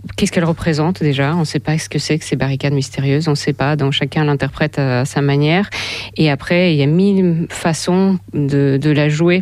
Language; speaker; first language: French; non-native, fluent; Russian